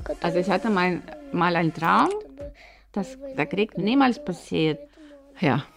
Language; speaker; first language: German; early bilingual, other home language; Russian